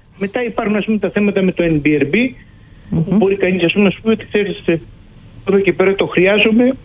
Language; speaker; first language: Greek; native; Greek